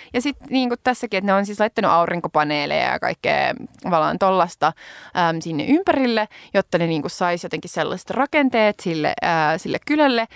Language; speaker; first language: Finnish; native; Finnish